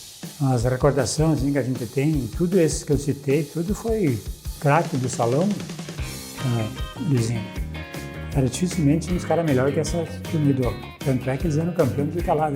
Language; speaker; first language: Portuguese; native; Portuguese